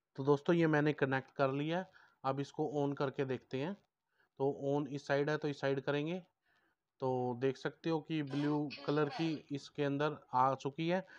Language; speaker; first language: Hindi; native; Hindi